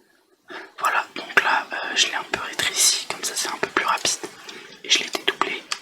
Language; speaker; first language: French; native; French